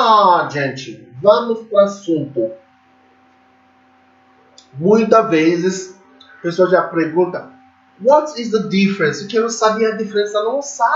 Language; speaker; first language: Portuguese; non-native, fluent; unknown